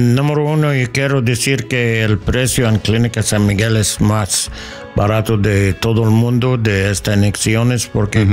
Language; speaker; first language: Spanish; non-native, learner; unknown